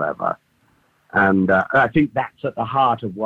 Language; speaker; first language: English; native; English